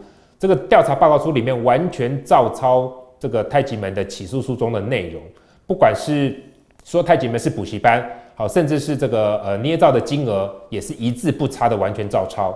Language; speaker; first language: Chinese; native; Chinese